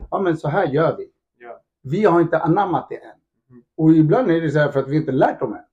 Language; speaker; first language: Swedish; early bilingual, other home language; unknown